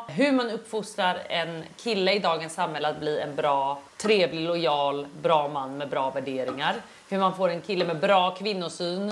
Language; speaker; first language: Swedish; native; Swedish